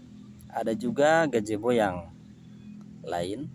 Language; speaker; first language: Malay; non-native, local second language; Sundanese